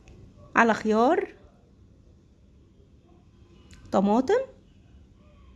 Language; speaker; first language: Arabic; native; Arabic